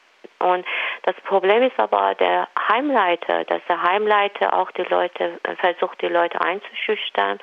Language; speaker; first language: German; non-native, fluent; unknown